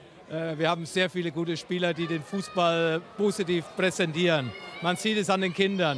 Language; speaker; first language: German; native; German